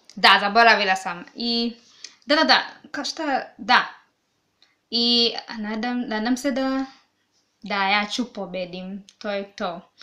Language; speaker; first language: Serbian; non-native, learner; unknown